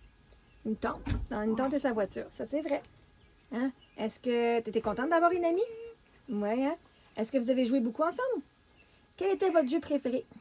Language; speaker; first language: French; native; French